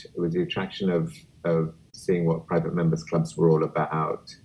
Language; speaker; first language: English; native; English